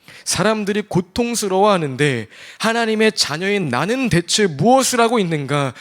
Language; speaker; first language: Korean; native; Korean